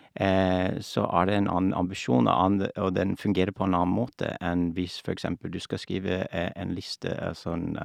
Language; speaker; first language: Norwegian; non-native, fluent; English